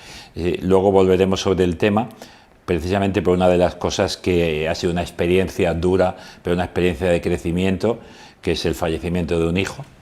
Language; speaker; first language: Spanish; native; Spanish